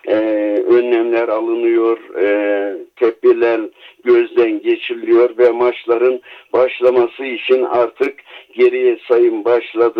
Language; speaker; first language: Turkish; native; Turkish